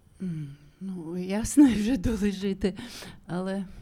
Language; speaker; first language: Slovak; non-native, learner; Ukrainian